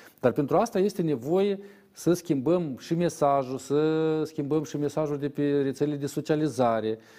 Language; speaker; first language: Romanian; native; Romanian